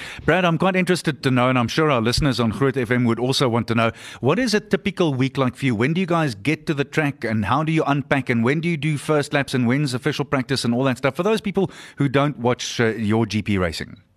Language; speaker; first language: English; non-native, local second language; Afrikaans